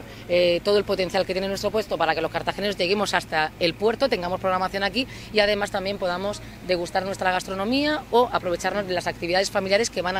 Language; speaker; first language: Spanish; native; Spanish